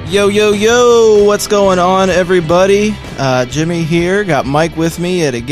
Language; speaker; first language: English; native; English